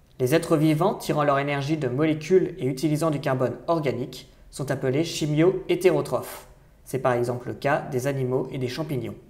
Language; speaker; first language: French; native; French